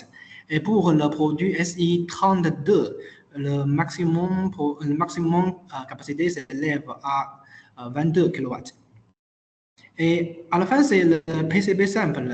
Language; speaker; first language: French; non-native, learner; Chinese